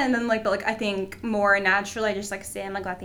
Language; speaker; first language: English; native; English